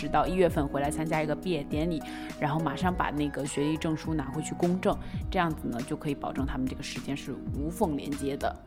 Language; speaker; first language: Chinese; native; Chinese